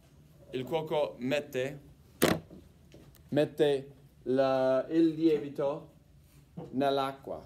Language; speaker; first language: Italian; non-native, fluent; English